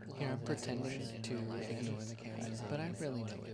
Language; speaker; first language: English; native; English